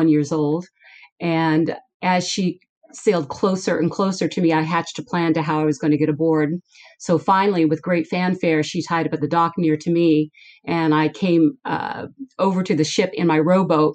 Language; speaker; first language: English; native; English